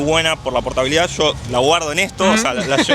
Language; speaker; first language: Spanish; native; Spanish